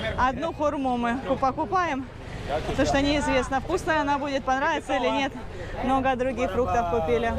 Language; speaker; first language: Russian; native; Russian